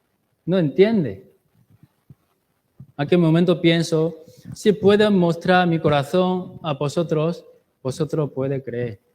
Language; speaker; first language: Spanish; non-native, learner; Chinese